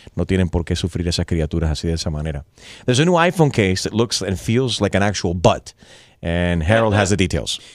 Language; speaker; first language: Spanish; early bilingual, heritage; Spanish